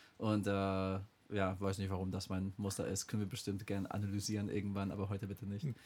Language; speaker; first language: German; non-native, fluent; English